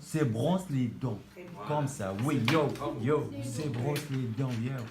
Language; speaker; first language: French; non-native, learner; Arabic